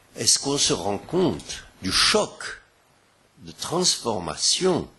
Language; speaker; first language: French; native; French